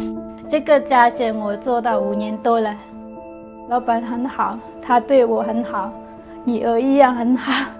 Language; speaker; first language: Chinese; non-native, fluent; Burmese